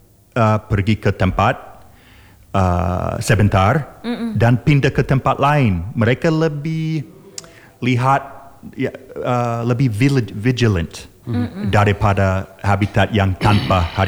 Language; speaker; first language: Indonesian; non-native, learner; English